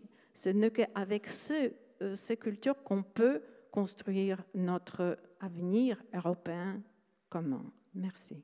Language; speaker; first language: French; non-native, fluent; Ukrainian